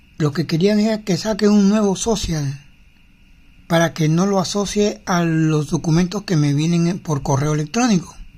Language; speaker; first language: Spanish; native; Spanish